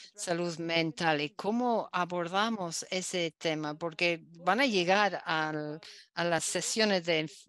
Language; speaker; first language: Spanish; non-native, fluent; Dutch